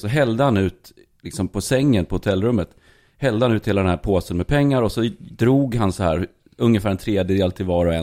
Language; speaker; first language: Swedish; native; Swedish